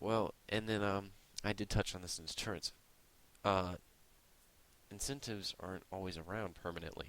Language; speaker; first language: English; native; English